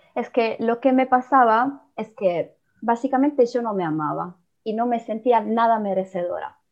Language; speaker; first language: Spanish; non-native, fluent; Italian